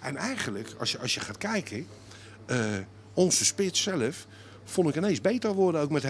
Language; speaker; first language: Dutch; native; Dutch